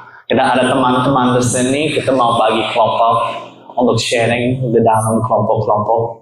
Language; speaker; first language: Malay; non-native, learner; English